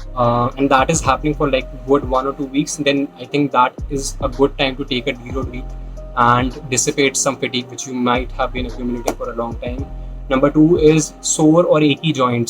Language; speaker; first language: English; non-native, local second language; Hindi